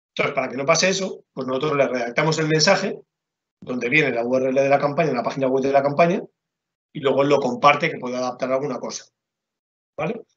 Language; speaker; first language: Spanish; native; Spanish